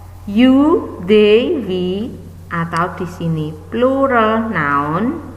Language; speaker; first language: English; non-native, fluent; Indonesian